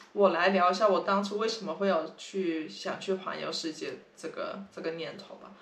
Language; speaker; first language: Chinese; non-native, local second language; Cantonese